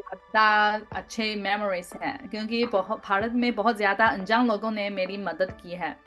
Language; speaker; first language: Hindi; non-native, learner; Chinese